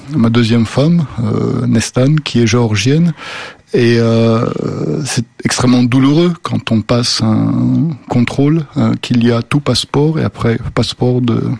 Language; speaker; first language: French; early bilingual, other home language; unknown